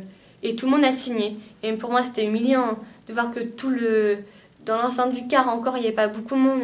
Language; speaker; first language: French; native; French